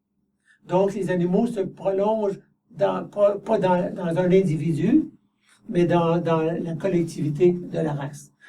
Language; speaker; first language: French; native; French